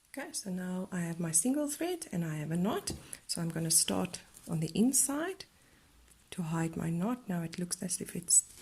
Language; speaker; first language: English; non-native, local second language; Afrikaans